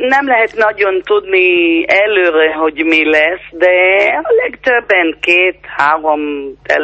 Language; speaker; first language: Hungarian; early bilingual, heritage; Hebrew